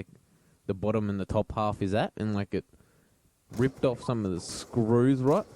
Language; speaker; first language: English; native; English